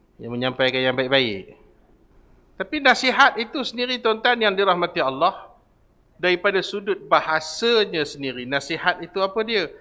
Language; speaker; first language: Malay; native; Malay